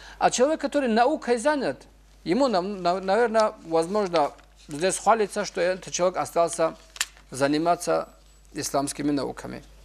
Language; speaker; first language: Russian; non-native, local second language; Avaric